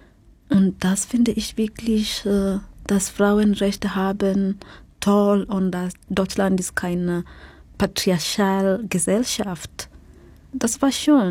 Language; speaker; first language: German; non-native, fluent; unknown